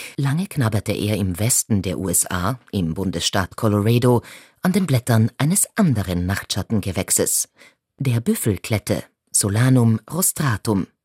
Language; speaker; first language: German; native; German